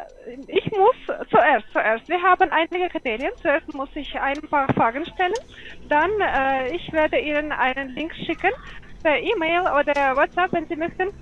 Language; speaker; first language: German; non-native, learner; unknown